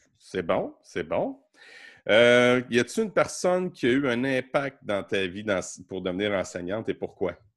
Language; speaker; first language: French; native; French